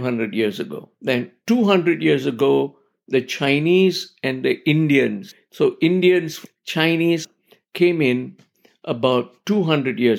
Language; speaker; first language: English; non-native, local second language; Tamil